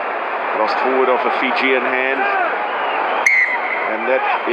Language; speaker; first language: English; native; English